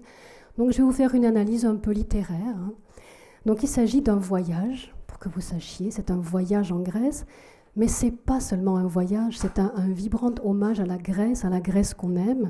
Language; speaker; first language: French; native; French